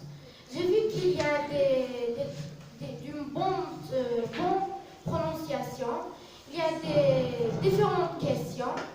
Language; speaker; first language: French; non-native, learner; Arabic